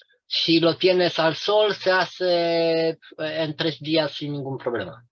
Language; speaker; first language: Spanish; non-native, fluent; Romanian